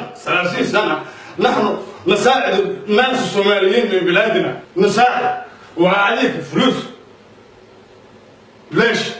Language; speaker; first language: Arabic; non-native, learner; Somali